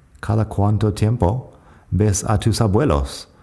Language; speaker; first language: Spanish; non-native, fluent; English